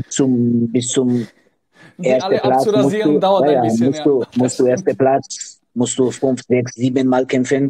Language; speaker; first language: German; non-native, learner; Georgian